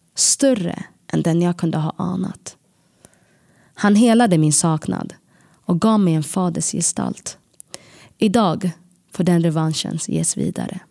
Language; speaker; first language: Swedish; early bilingual, other home language; Tigrinya